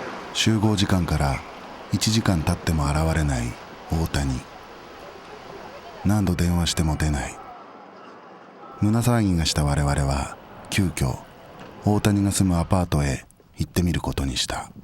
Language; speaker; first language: Japanese; native; Japanese